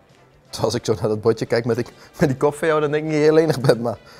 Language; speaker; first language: Dutch; native; Dutch